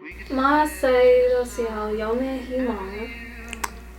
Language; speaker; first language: Cantonese; early bilingual, heritage; English